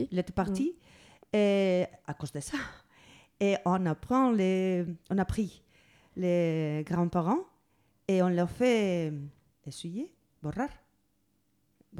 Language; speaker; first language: French; non-native, learner; Spanish